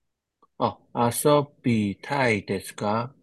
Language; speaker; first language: Japanese; non-native, learner; Chinese